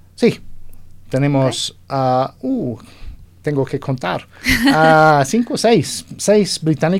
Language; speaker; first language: Spanish; non-native, fluent; English